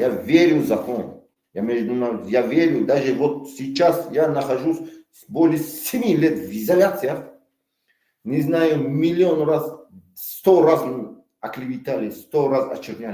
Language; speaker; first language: Russian; non-native, local second language; Tajik